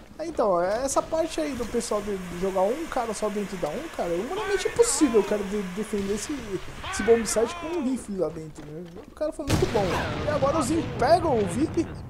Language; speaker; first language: Portuguese; native; Portuguese